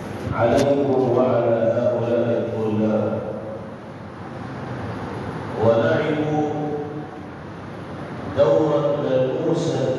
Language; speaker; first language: Arabic; non-native, fluent; Urdu